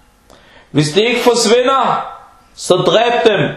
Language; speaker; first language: Danish; non-native, fluent; Arabic